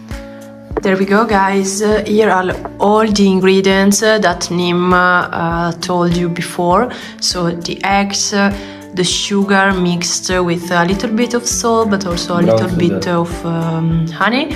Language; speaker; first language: English; non-native, fluent; Italian